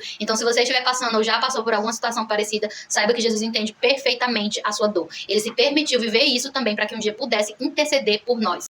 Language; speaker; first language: Portuguese; native; Portuguese